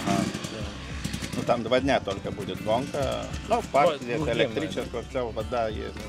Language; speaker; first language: Russian; non-native, local second language; Lithuanian